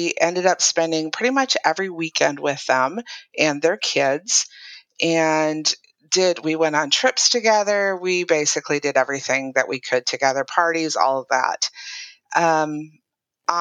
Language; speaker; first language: English; native; English